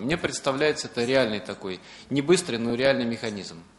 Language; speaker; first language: Russian; native; Russian